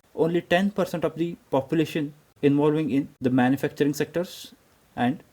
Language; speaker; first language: English; non-native, local second language; Kannada